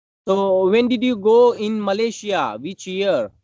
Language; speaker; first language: English; non-native, learner; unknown